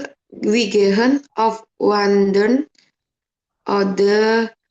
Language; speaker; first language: German; non-native, learner; Indonesian